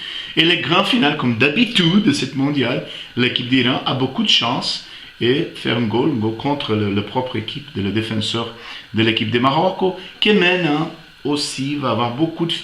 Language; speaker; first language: French; non-native, fluent; Portuguese